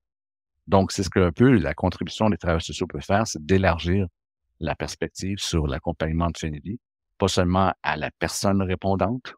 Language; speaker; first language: French; native; French